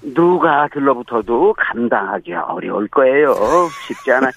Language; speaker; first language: Korean; native; Korean